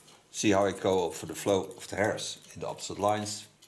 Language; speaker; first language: English; non-native, fluent; Dutch